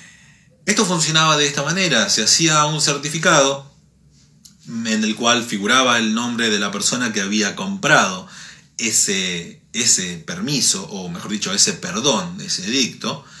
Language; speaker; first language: Spanish; native; Spanish